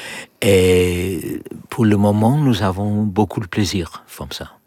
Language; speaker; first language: French; non-native, learner; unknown